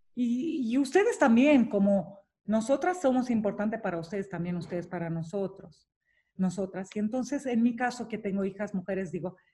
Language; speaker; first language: Spanish; non-native, fluent; Romanian